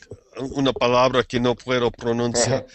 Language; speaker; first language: Spanish; non-native, fluent; English